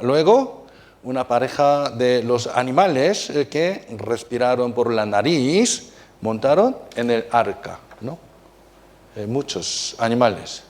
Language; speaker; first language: Spanish; non-native, fluent; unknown